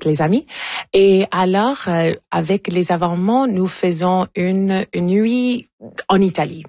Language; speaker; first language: French; non-native, fluent; Italian